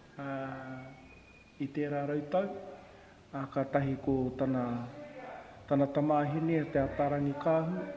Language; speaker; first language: Māori; native; Māori